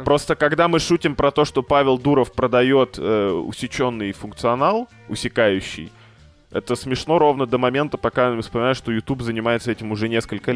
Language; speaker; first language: Russian; native; Russian